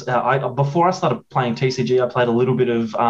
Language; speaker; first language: English; native; English